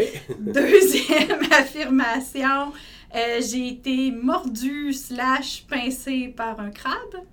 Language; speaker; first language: French; native; French